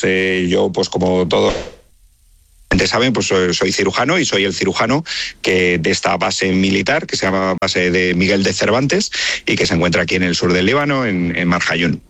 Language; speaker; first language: Spanish; native; Spanish